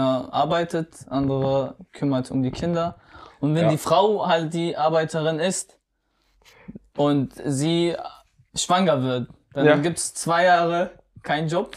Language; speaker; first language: German; non-native, fluent; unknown